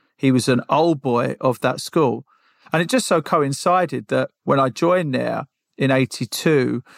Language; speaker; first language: English; native; English